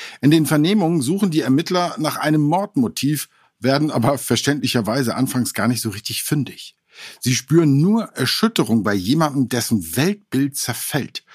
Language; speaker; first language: German; native; German